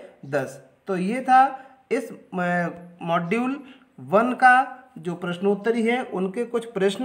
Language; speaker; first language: Hindi; native; Hindi